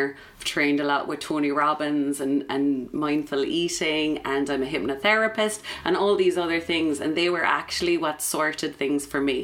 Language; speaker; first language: English; native; English